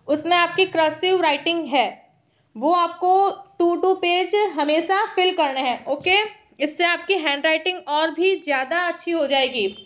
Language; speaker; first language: Hindi; native; Hindi